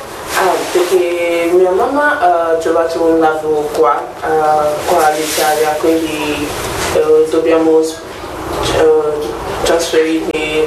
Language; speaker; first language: Italian; non-native, learner; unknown